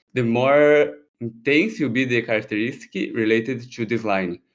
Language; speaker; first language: English; non-native, fluent; Portuguese